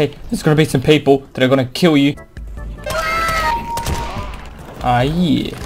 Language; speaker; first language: English; native; English